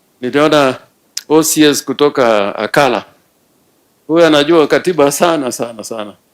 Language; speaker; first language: Swahili; non-native, local second language; Luo (Kenya and Tanzania)